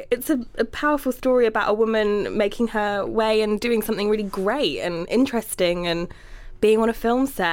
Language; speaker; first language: English; native; English